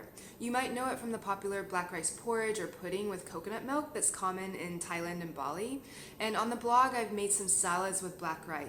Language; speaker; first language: English; native; English